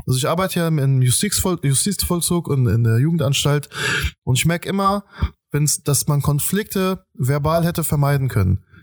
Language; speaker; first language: German; early bilingual, other home language; Persian